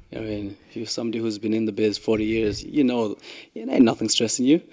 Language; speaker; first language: English; early bilingual, other home language; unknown